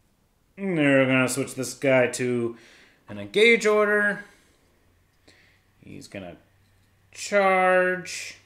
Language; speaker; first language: English; native; English